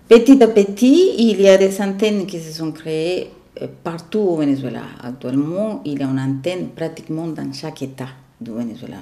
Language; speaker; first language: French; non-native, fluent; Spanish